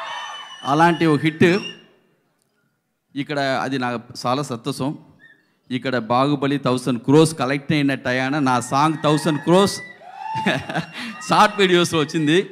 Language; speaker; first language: Telugu; non-native, learner; Tamil